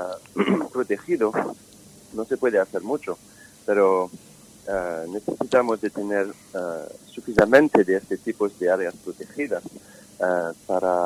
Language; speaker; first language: Spanish; non-native, fluent; French